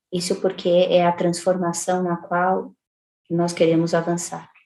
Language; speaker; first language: Portuguese; native; Portuguese